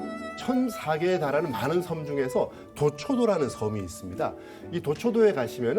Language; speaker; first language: Korean; native; Korean